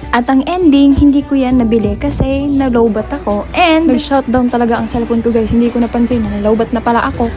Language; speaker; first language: Filipino; native; Filipino